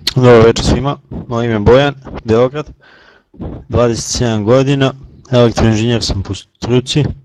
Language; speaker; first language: Serbian; native; Serbian